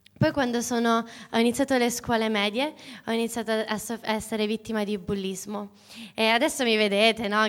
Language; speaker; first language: Italian; native; Italian